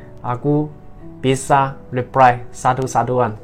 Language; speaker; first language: Indonesian; non-native, learner; Chinese